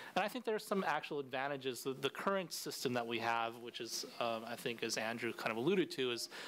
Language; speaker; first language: English; native; English